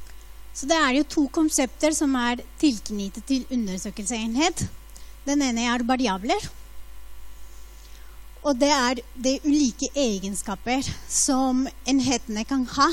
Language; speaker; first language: Norwegian; non-native, fluent; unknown